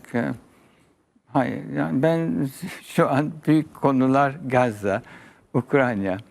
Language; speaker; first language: Turkish; early bilingual, heritage; Arabic